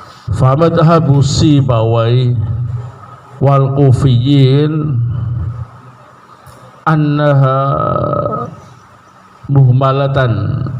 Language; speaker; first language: Arabic; non-native, fluent; Indonesian